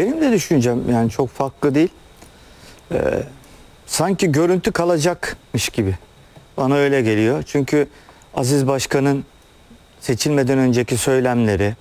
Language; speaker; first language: Turkish; native; Turkish